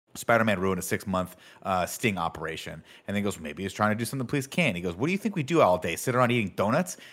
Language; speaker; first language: English; native; English